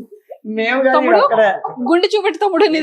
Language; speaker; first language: Telugu; native; Telugu